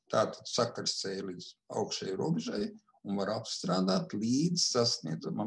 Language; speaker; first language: Latvian; native; Latvian